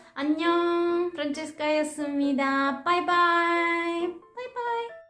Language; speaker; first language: Korean; non-native, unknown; Italian